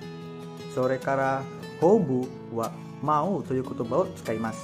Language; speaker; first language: Japanese; non-native, learner; Indonesian